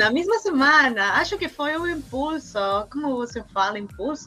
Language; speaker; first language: Portuguese; non-native, learner; Spanish